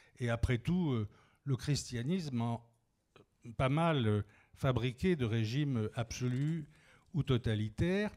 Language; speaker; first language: French; native; French